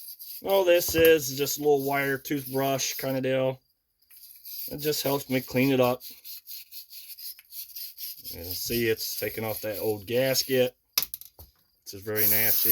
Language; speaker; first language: English; native; English